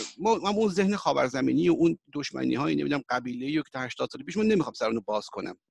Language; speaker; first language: Persian; early bilingual, heritage; Persian